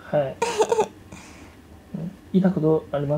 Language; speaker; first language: Japanese; non-native, fluent; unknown